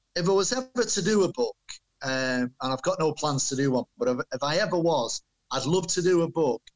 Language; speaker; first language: English; native; English